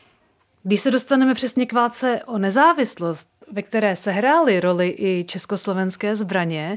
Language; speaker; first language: Czech; native; Czech